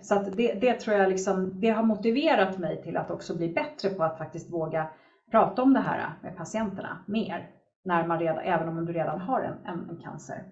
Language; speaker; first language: Swedish; native; Swedish